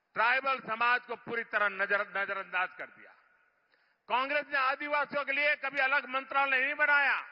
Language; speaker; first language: Hindi; non-native, local second language; Gujarati